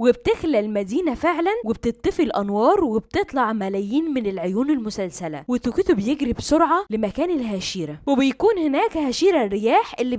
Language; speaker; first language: Arabic; native; Arabic